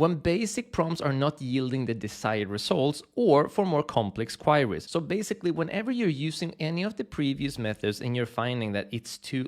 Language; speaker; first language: English; native; English